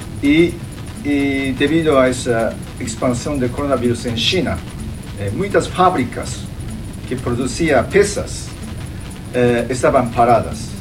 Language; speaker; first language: Portuguese; non-native, fluent; Japanese